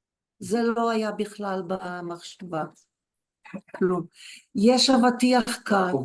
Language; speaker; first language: Hebrew; early bilingual, other home language; Polish